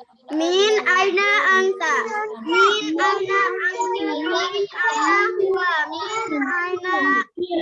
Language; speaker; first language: Arabic; non-native, learner; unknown